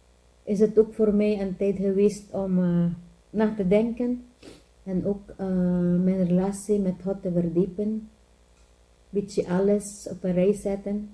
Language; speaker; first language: Dutch; non-native, learner; Filipino